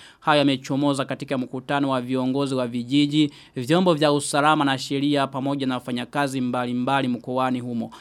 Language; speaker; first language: Swahili; non-native, local second language; Rundi